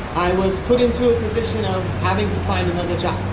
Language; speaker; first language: English; native; English